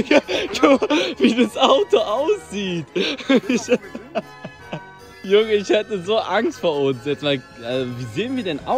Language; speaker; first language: German; native; German